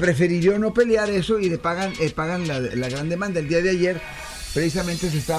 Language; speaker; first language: Spanish; native; Spanish